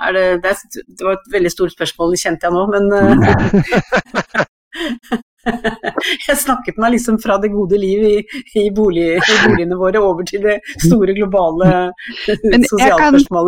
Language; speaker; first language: Norwegian; native; Norwegian